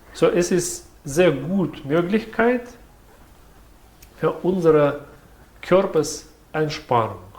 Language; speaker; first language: German; non-native, learner; Russian